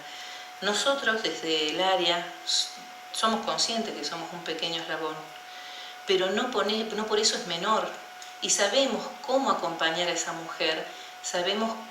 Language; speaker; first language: Spanish; native; Spanish